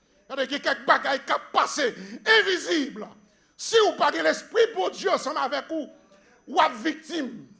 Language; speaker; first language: French; non-native, local second language; Haitian Creole